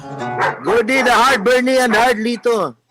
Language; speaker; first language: English; non-native, learner; Cebuano